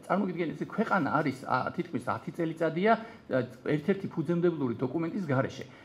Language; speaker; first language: Georgian; native; Georgian